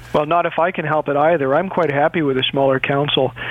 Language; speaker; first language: English; native; English